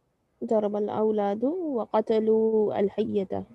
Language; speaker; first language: Arabic; non-native, learner; Urdu